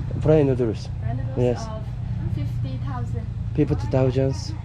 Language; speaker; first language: English; non-native, learner; Korean